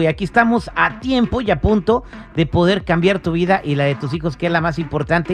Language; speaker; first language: Spanish; native; Spanish